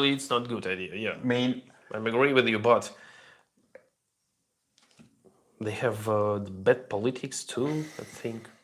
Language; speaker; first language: English; non-native, learner; Russian